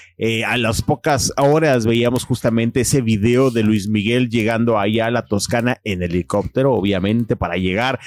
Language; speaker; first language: Spanish; native; Spanish